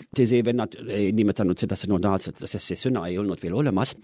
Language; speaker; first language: Estonian; non-native, fluent; German